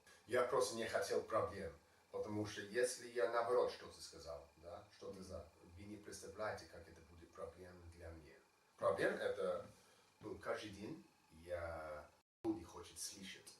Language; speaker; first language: Russian; non-native, learner; English